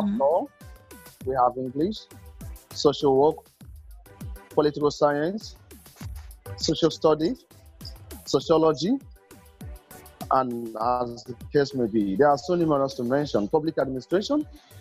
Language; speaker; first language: English; non-native, local second language; Igbo